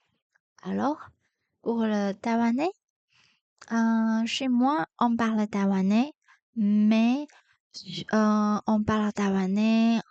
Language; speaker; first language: French; non-native, fluent; Chinese